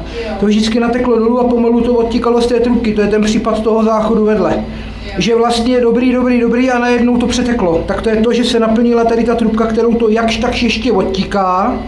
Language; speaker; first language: Czech; native; Czech